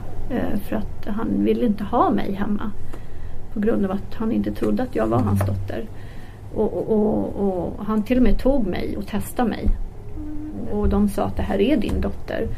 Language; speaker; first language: Swedish; early bilingual, other home language; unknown